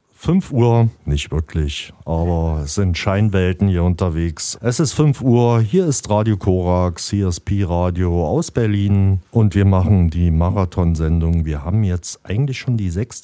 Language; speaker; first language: German; native; German